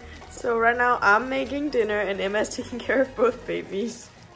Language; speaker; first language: English; non-native, fluent; Danish